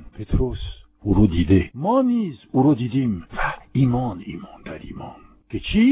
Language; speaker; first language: Persian; non-native, fluent; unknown